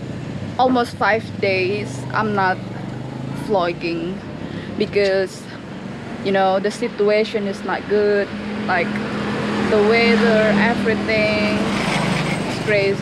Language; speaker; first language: English; non-native, learner; Indonesian